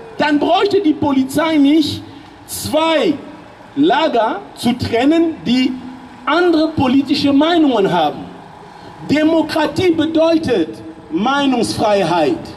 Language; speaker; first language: German; early bilingual, other home language; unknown